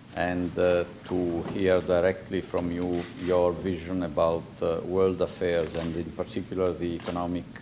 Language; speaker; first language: English; non-native, fluent; Italian